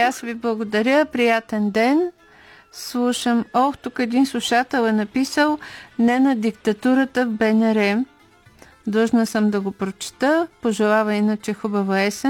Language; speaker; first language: Bulgarian; native; Bulgarian